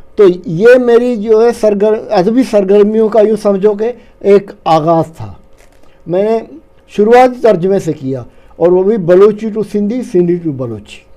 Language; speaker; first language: Urdu; non-native, local second language; Baluchi